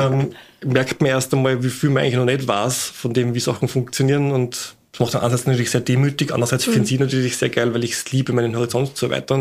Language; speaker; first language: German; native; German